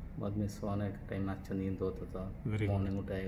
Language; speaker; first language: Hindi; non-native, local second language; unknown